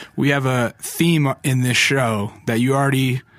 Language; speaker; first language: English; early bilingual, other home language; Italian